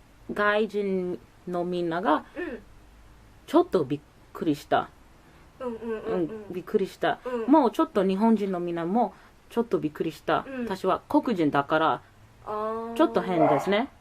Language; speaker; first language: Japanese; non-native, learner; English